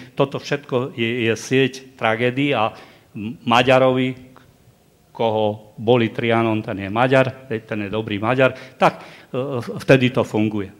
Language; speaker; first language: Slovak; native; Slovak